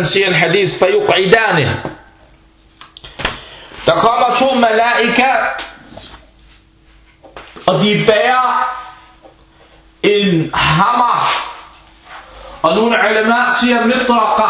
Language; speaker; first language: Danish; early bilingual, other home language; Arabic